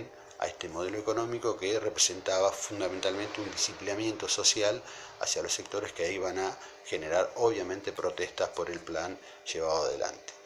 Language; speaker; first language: Spanish; native; Spanish